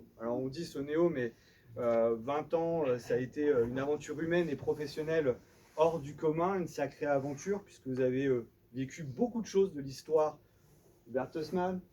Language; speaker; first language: French; native; French